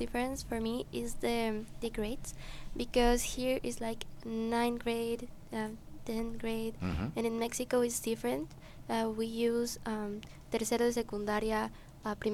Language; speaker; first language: English; non-native, learner; Spanish